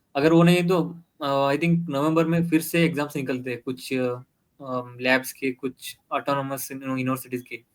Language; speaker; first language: Hindi; non-native, local second language; Kannada